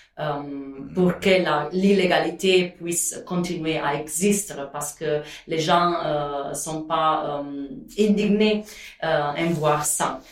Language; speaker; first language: French; non-native, fluent; Italian